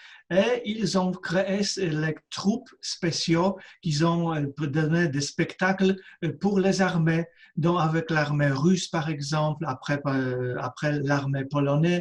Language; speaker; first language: French; non-native, fluent; Polish